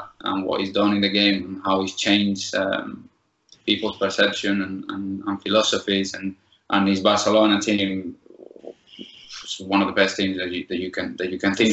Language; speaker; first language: English; non-native, fluent; Spanish